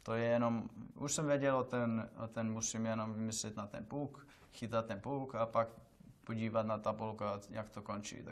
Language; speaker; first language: Czech; non-native, learner; Finnish